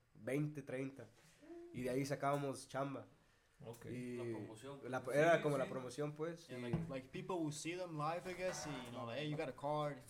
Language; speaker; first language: Spanish; native; Spanish